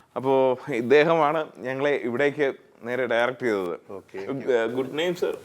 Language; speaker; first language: Malayalam; native; Malayalam